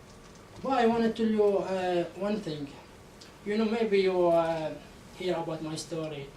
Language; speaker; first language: English; non-native, learner; Arabic